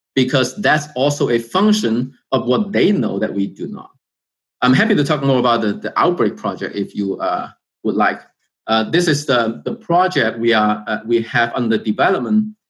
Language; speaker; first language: English; non-native, fluent; Chinese